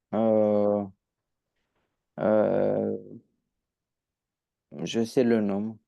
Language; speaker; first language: French; non-native, learner; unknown